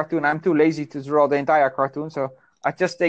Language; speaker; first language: English; non-native, fluent; Dutch